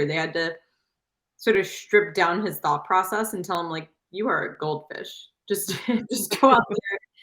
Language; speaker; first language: English; native; English